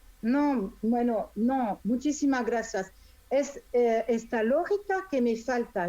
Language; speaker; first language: Spanish; non-native, fluent; French